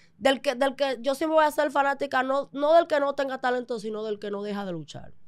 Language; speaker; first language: Spanish; early bilingual, other home language; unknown